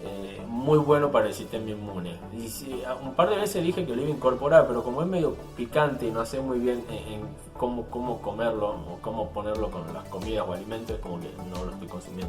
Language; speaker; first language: Spanish; native; Spanish